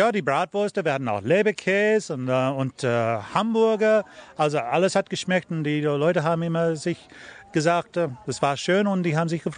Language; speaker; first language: German; early bilingual, heritage; German